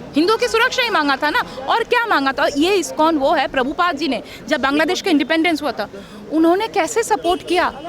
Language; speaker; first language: Hindi; non-native, local second language; Bangla